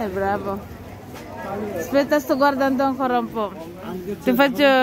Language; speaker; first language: Italian; non-native, learner; Filipino